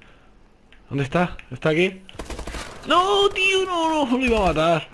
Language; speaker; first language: Spanish; native; Spanish